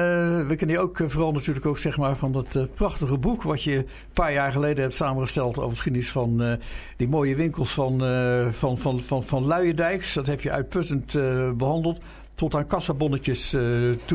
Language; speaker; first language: Dutch; native; Dutch